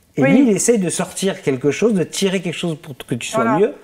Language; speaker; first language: French; native; French